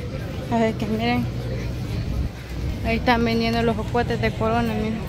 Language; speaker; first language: Spanish; native; Spanish